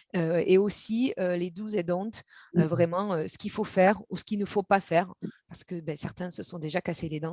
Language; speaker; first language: French; native; French